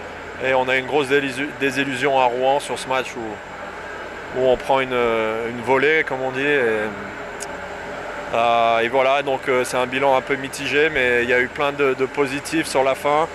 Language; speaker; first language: French; native; French